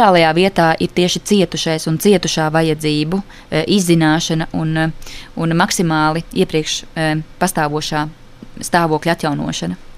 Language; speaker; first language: Latvian; native; Latvian